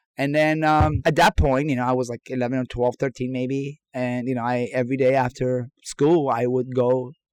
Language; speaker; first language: English; non-native, fluent; Persian